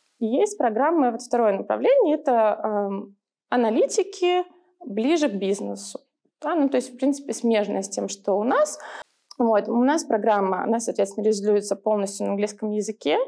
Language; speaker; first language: Russian; native; Russian